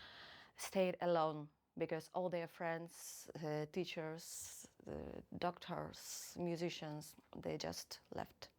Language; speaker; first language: English; non-native, fluent; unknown